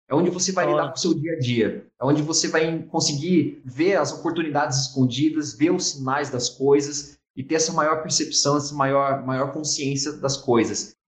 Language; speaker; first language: Portuguese; native; Portuguese